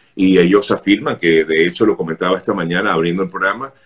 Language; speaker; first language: Spanish; native; Spanish